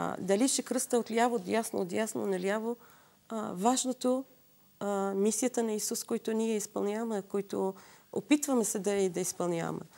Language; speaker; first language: Bulgarian; non-native, fluent; Assyrian Neo-Aramaic